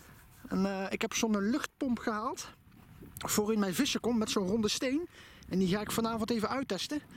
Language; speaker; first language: Dutch; native; Dutch